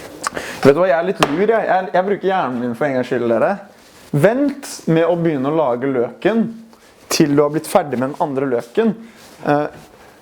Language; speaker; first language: Norwegian; native; Norwegian